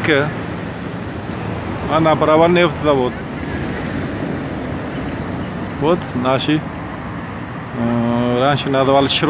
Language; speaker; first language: Russian; non-native, local second language; Uzbek